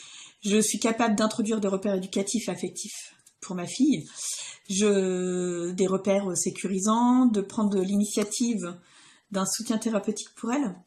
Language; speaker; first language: French; native; French